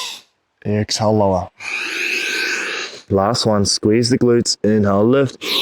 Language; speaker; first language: English; native; English